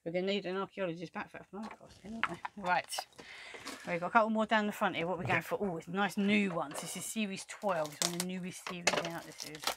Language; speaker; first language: English; native; English